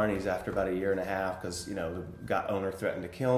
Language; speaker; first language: English; native; English